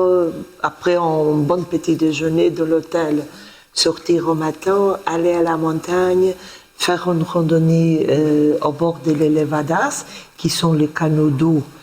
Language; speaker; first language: French; non-native, fluent; Portuguese